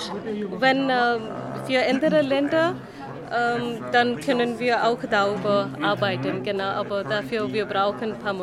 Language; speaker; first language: German; non-native, learner; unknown